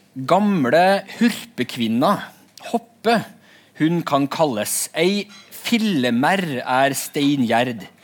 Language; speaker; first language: Norwegian; native; Norwegian